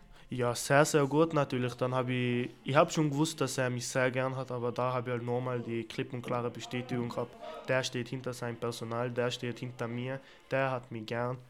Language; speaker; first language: German; early bilingual, other home language; Turkish